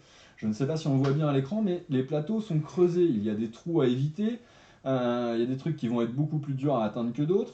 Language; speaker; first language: French; native; French